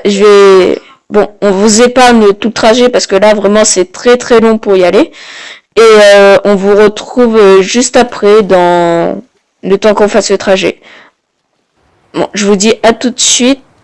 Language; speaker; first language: French; native; French